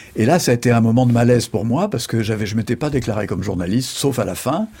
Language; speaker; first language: French; native; French